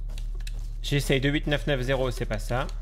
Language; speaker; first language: French; native; French